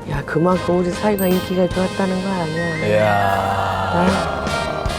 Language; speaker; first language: Korean; native; Korean